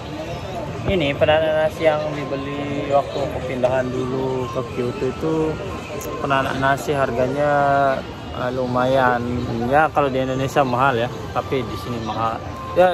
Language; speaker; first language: Indonesian; native; Indonesian